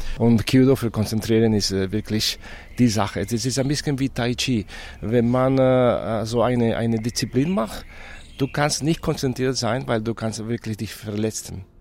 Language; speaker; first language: German; non-native, fluent; Spanish